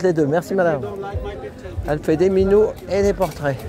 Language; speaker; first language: French; native; French